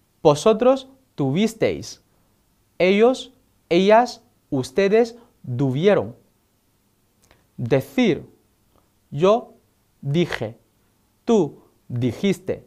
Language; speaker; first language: Spanish; non-native, fluent; Chinese